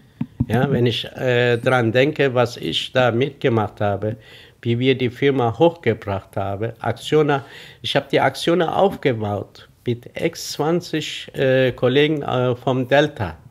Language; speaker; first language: German; non-native, fluent; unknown